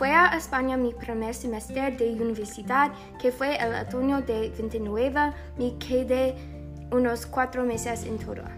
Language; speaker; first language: Spanish; non-native, learner; English